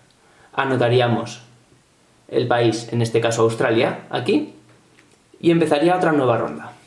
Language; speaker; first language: Spanish; native; Spanish